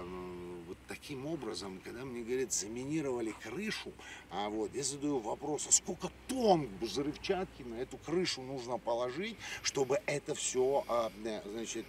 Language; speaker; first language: Russian; native; Russian